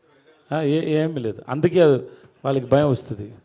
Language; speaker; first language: Telugu; non-native, learner; Tamil